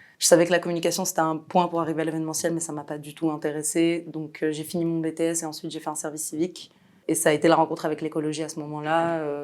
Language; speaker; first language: French; non-native, local second language; Arabic